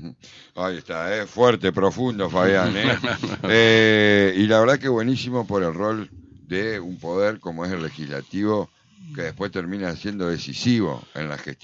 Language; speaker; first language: Spanish; native; Spanish